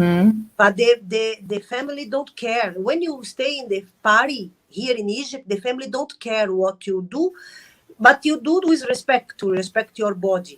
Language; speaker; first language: English; non-native, learner; Arabic